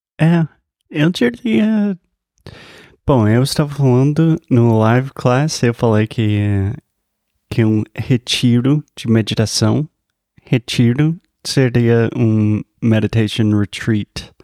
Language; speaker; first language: Portuguese; non-native, fluent; English